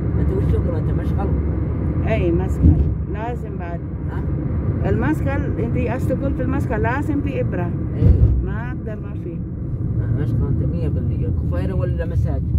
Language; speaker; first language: Arabic; non-native, learner; Filipino